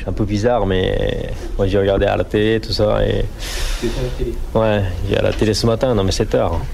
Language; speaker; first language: French; non-native, learner; Japanese